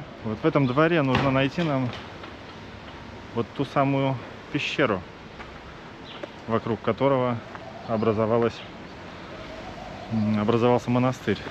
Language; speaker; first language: Russian; native; Russian